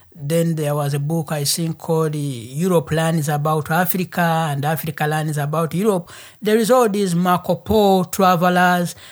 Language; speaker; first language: English; non-native, local second language; Ganda